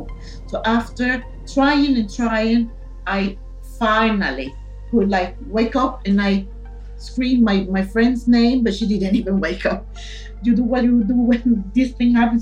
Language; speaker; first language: English; non-native, fluent; Spanish